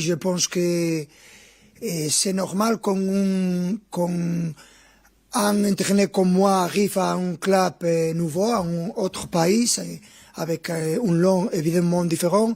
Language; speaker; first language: French; non-native, learner; Spanish